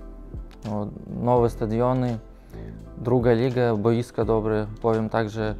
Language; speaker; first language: Polish; non-native, learner; Russian